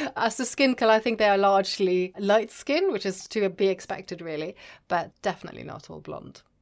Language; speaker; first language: English; non-native, fluent; Norwegian